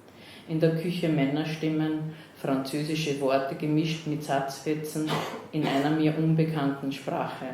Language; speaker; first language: German; native; German